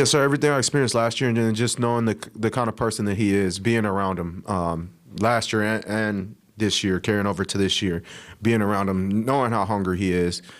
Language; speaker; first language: English; native; English